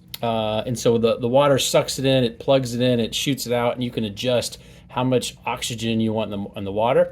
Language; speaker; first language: English; native; English